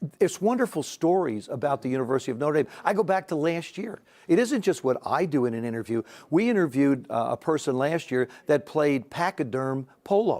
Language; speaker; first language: English; native; English